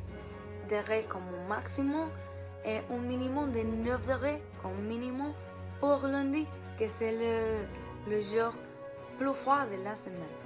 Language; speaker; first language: French; non-native, learner; Spanish